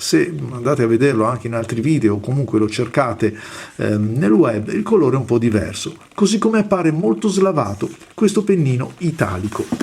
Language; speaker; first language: Italian; native; Italian